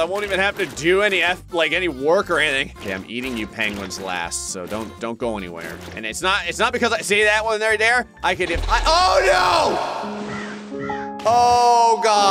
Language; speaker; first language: English; native; English